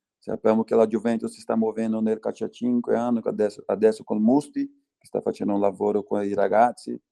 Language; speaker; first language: Italian; non-native, fluent; Portuguese